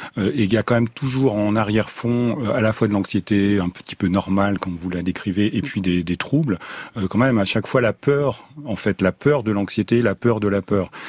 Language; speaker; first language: French; native; French